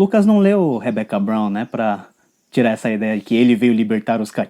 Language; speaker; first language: Portuguese; native; Portuguese